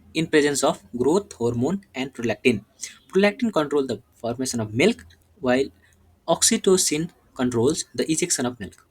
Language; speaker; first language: English; non-native, local second language; Nepali